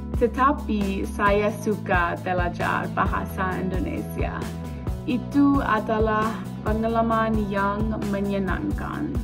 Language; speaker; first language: Indonesian; non-native, learner; English